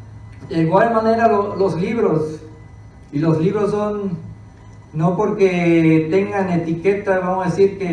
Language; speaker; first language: Spanish; early bilingual, other home language; English